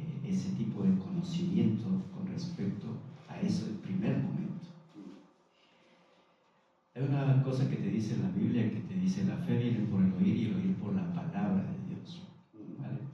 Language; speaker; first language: Spanish; native; Spanish